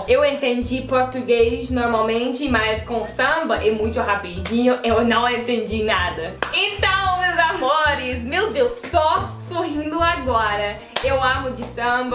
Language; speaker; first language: Portuguese; non-native, learner; Dutch